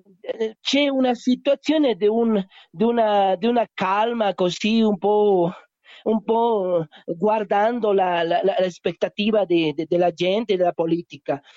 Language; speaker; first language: Italian; non-native, learner; Spanish